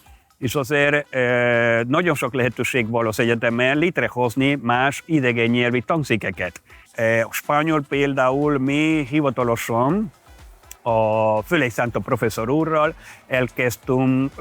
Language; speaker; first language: Hungarian; non-native, fluent; Spanish